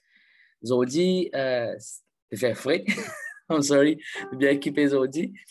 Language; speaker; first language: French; non-native, local second language; Morisyen